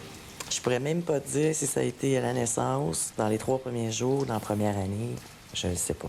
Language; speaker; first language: French; native; French